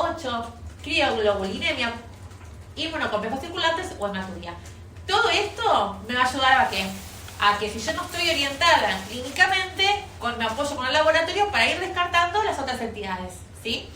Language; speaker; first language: Spanish; native; Spanish